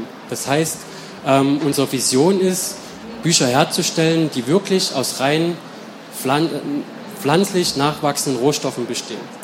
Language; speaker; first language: German; native; German